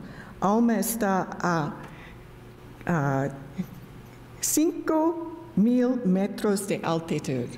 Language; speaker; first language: Spanish; non-native, learner; English